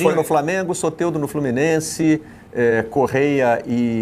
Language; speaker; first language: Portuguese; native; Portuguese